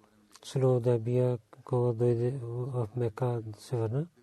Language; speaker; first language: Bulgarian; non-native, learner; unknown